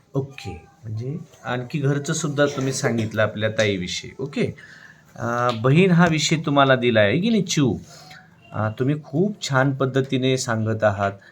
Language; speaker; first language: Marathi; native; Marathi